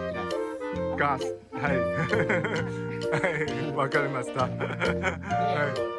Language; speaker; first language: Japanese; non-native, fluent; Cantonese